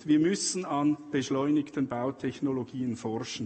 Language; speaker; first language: German; native; German